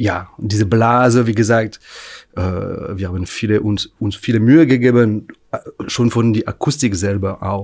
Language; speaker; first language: German; non-native, fluent; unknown